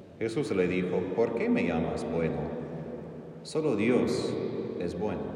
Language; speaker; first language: Spanish; non-native, fluent; English